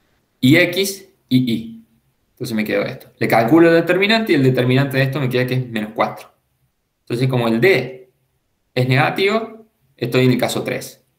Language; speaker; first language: Spanish; native; Spanish